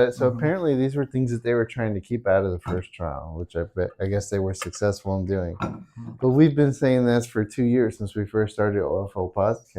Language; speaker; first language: English; native; English